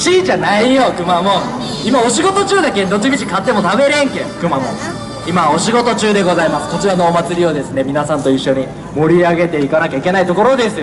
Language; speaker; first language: Japanese; native; Japanese